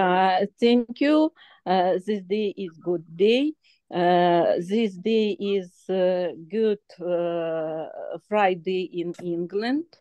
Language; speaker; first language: English; non-native, learner; Russian